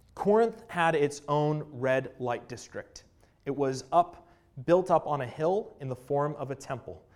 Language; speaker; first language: English; native; English